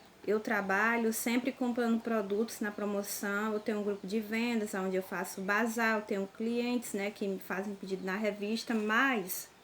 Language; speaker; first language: Portuguese; native; Portuguese